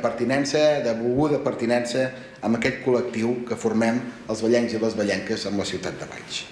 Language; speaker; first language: Catalan; native; Catalan